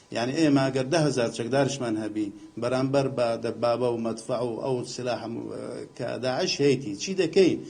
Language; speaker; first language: Central Kurdish; non-native, local second language; Assyrian Neo-Aramaic